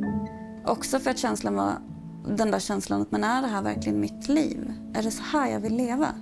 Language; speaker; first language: Swedish; native; Swedish